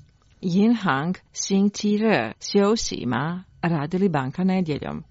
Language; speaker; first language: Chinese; non-native, learner; Croatian